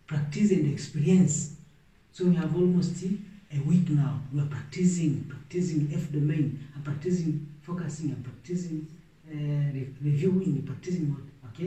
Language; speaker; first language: English; non-native, local second language; Swahili